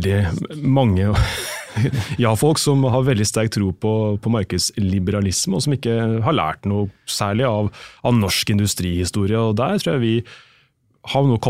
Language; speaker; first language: Norwegian; native; Norwegian